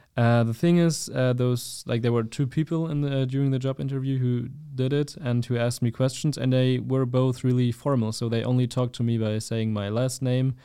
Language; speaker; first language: English; non-native, fluent; German